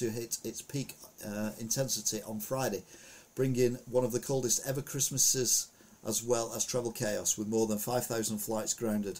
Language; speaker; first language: English; native; English